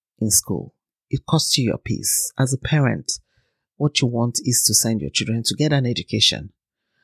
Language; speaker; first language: English; non-native, local second language; Yoruba